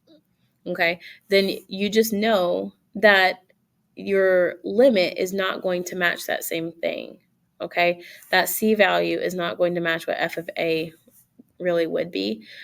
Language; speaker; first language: English; native; English